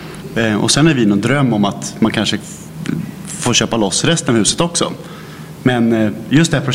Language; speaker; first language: Swedish; native; Swedish